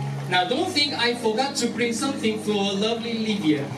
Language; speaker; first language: English; non-native, fluent; Korean